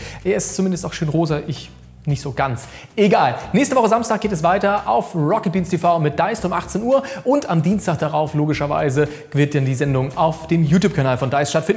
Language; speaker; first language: German; native; German